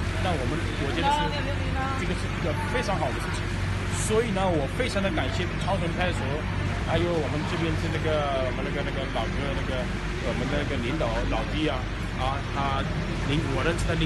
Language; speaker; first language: Chinese; non-native, fluent; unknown